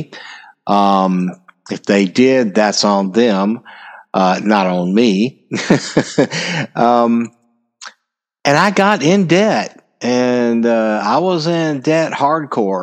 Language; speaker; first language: English; native; English